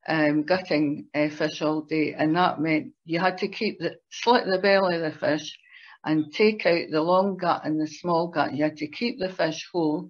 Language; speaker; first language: English; native; English